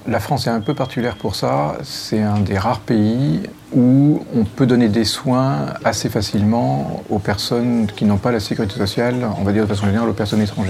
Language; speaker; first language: French; native; French